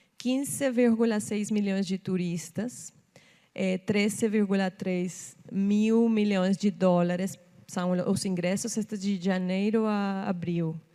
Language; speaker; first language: Portuguese; non-native, fluent; Spanish